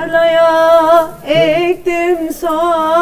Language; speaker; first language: Turkish; native; Turkish